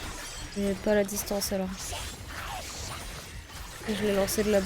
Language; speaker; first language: French; native; French